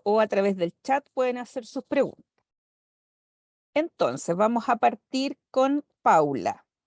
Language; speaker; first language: Spanish; native; Spanish